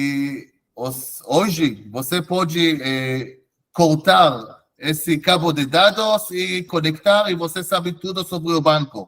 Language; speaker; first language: Portuguese; non-native, fluent; Hebrew